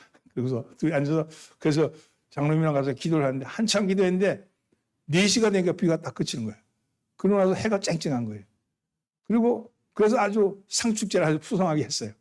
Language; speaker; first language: Korean; native; Korean